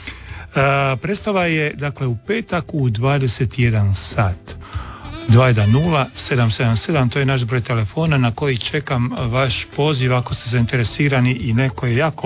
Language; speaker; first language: Serbian; native; Serbian